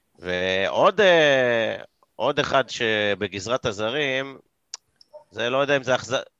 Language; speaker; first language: Hebrew; native; Hebrew